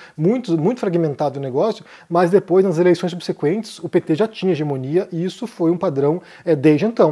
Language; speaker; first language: Portuguese; native; Portuguese